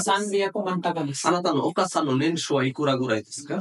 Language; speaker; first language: Japanese; non-native, fluent; Bangla